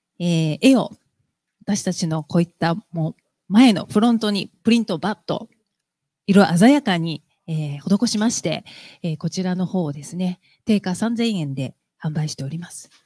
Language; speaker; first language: Japanese; native; Japanese